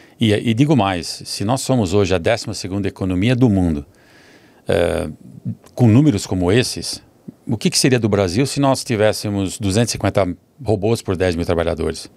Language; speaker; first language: Portuguese; early bilingual, other home language; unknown